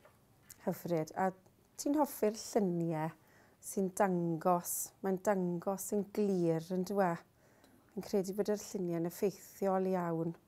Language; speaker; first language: Welsh; native; Welsh